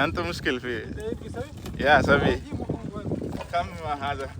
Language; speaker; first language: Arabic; non-native, learner; Malayalam